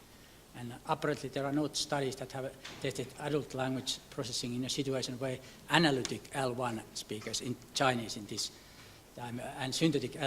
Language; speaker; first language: English; non-native, fluent; Finnish